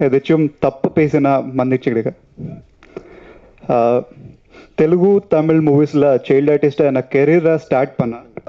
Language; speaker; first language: Tamil; non-native, learner; Telugu